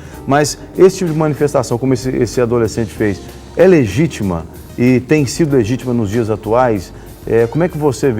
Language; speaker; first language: Portuguese; native; Portuguese